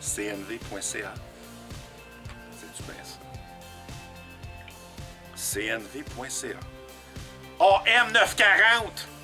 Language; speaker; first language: French; native; French